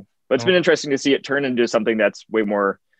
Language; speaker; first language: English; native; English